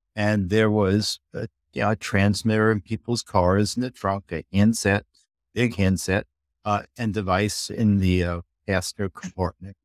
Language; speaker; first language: English; native; English